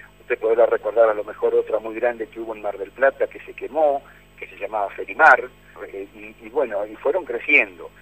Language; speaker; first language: Spanish; native; Spanish